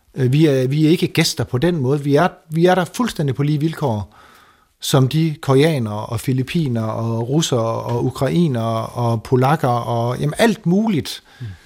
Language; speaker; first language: Danish; native; Danish